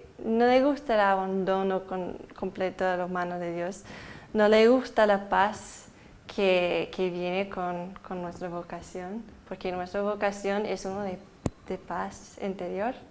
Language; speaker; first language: Spanish; non-native, fluent; English